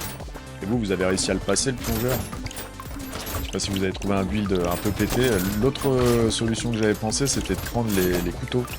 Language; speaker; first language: French; native; French